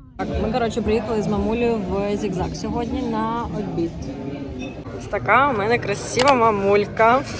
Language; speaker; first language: Ukrainian; non-native, local second language; Russian